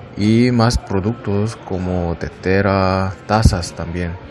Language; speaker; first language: Spanish; non-native, learner; Korean